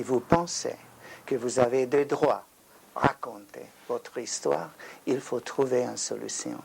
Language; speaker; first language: French; non-native, learner; Hungarian